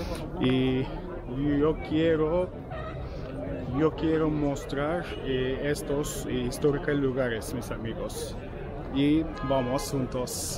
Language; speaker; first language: Spanish; non-native, learner; Turkish